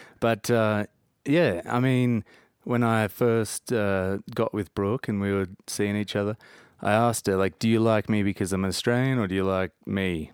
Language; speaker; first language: English; native; English